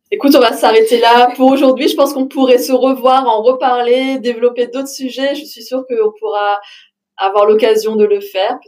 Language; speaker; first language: French; early bilingual, other home language; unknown